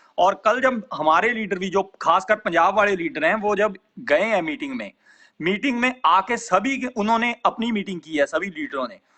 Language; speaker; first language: Hindi; non-native, local second language; Punjabi